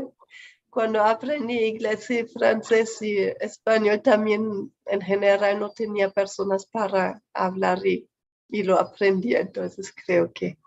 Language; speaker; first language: Spanish; non-native, fluent; German